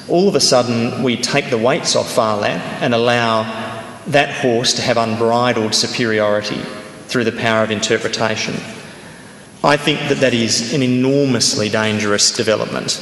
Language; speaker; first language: English; native; English